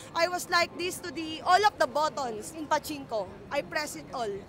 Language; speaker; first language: English; non-native, local second language; Filipino